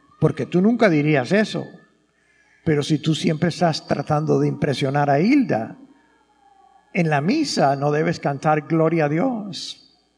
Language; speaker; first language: Spanish; early bilingual, other home language; English